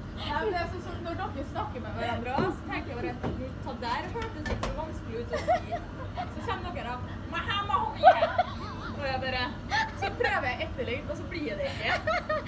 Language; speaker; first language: Norwegian; native; Norwegian